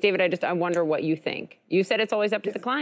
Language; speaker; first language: English; native; English